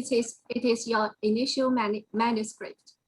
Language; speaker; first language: English; non-native, fluent; Chinese